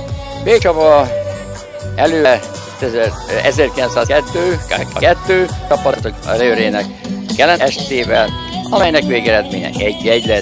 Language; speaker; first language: Hungarian; native; Hungarian